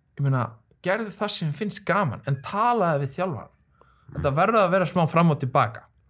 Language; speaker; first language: Icelandic; early bilingual, other home language; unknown